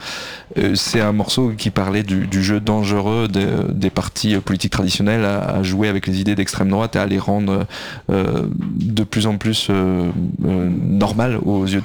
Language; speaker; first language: French; native; French